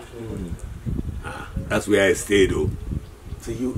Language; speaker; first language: English; non-native, local second language; Yoruba